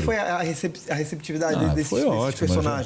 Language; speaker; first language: Portuguese; native; Portuguese